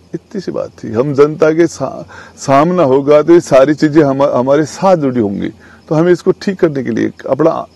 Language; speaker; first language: Hindi; native; Hindi